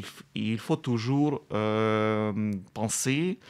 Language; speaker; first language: French; non-native, fluent; Russian